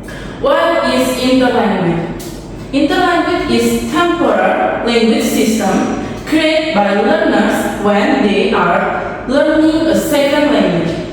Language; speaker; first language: English; non-native, learner; Indonesian